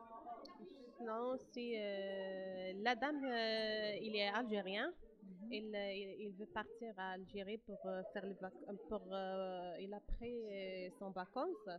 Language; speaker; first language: French; non-native, learner; Arabic